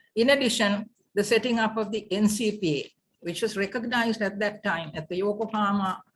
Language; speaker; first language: English; non-native, local second language; Sinhala